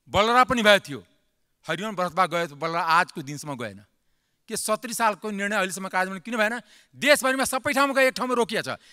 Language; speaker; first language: Nepali; non-native, local second language; Maithili